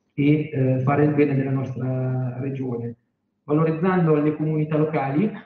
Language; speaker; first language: Italian; native; Italian